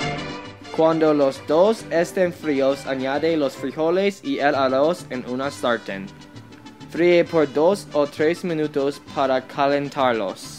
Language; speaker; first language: Spanish; non-native, learner; English